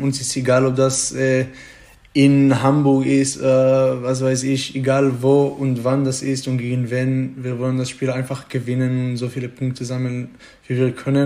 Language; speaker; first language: German; non-native, fluent; Hebrew